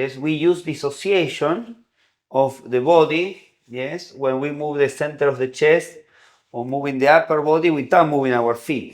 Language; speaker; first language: English; non-native, fluent; Spanish